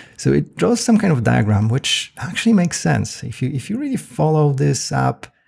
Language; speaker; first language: English; non-native, fluent; Polish